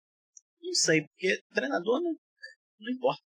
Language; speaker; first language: Portuguese; native; Portuguese